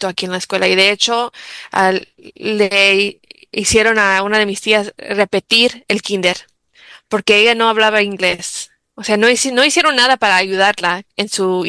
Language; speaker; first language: Spanish; early bilingual, heritage; English